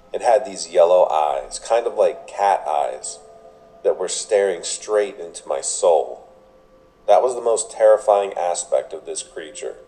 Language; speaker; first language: English; native; English